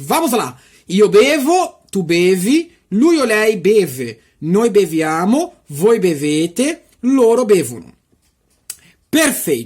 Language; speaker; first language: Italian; non-native, fluent; Portuguese